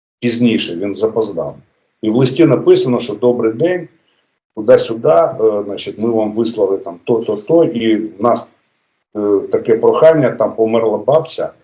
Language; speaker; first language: Ukrainian; native; Ukrainian